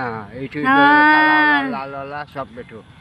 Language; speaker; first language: Hindi; non-native, local second language; Khasi